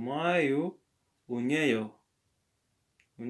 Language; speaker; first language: Russian; non-native, learner; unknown